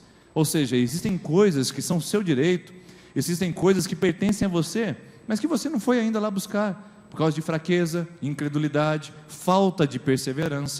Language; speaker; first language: Portuguese; native; Portuguese